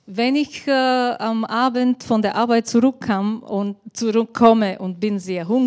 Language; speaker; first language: German; non-native, fluent; Bulgarian